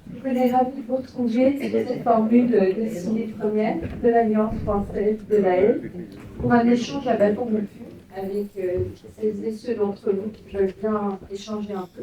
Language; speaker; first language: French; native; French